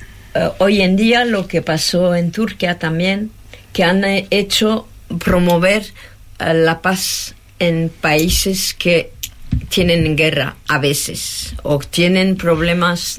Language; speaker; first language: Spanish; non-native, fluent; French